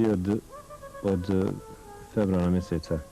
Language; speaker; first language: Bosnian; native; Bosnian